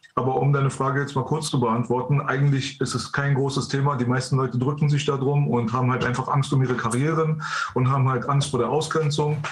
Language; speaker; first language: German; early bilingual, other home language; Persian